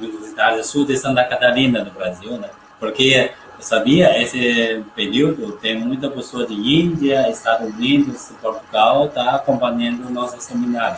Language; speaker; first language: Portuguese; non-native, learner; Chinese